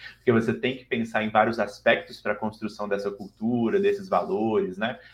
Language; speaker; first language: Portuguese; native; Portuguese